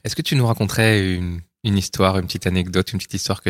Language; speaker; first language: French; native; French